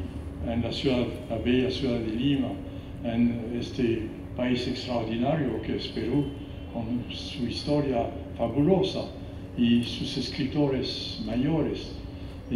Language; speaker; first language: Spanish; non-native, fluent; French